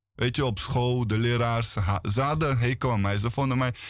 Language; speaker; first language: Dutch; early bilingual, other home language; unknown